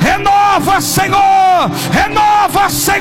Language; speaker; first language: Portuguese; native; Portuguese